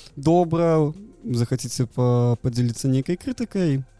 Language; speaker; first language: Belarusian; non-native, local second language; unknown